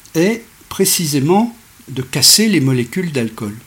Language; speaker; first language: French; native; French